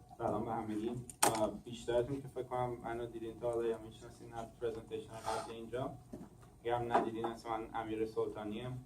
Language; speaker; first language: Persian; early bilingual, heritage; English